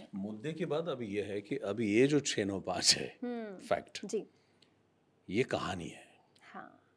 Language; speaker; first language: Hindi; non-native, local second language; Marathi